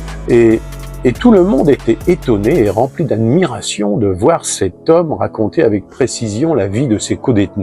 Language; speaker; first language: French; native; French